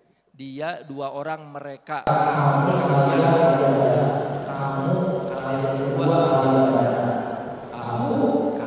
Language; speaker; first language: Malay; non-native, local second language; Sundanese